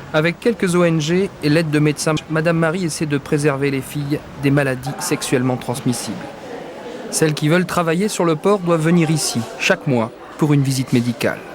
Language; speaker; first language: French; native; French